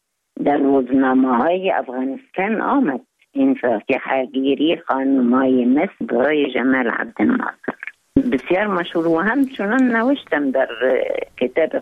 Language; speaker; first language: Persian; non-native, learner; Arabic